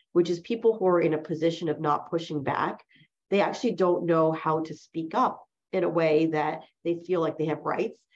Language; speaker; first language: English; early bilingual, other home language; Chinese